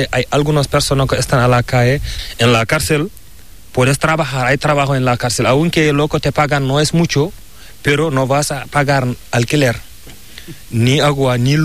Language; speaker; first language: Spanish; non-native, learner; Fula